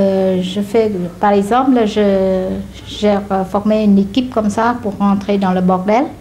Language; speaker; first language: French; non-native, learner; Khmer